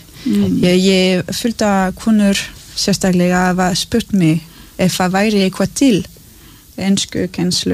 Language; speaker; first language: Icelandic; non-native, learner; French